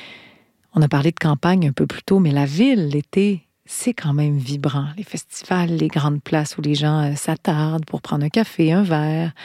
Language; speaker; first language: French; native; French